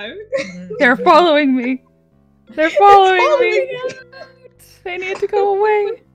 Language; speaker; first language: English; native; English